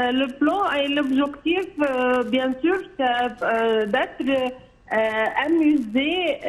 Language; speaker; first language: French; non-native, fluent; Arabic